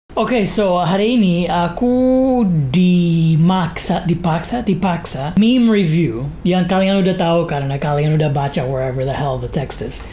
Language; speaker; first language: Indonesian; non-native, fluent; English